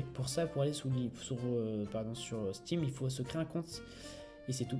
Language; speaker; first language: French; native; French